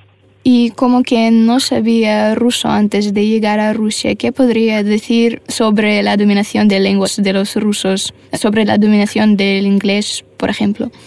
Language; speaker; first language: Spanish; non-native, fluent; Russian